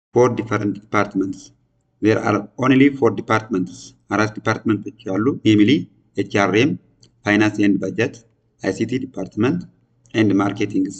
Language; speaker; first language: English; non-native, local second language; Amharic